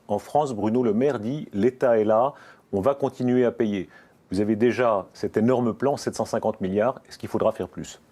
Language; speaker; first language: French; native; French